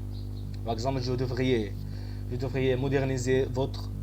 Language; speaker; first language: French; non-native, fluent; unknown